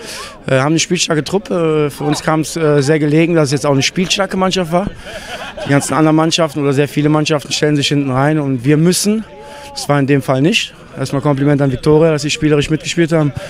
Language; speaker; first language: German; native; German